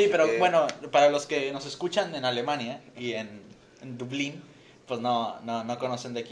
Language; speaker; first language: Spanish; native; Spanish